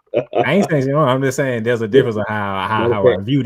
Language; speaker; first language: English; native; English